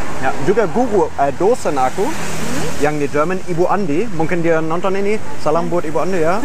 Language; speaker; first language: Indonesian; non-native, fluent; German